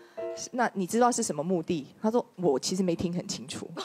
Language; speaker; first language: Chinese; native; Chinese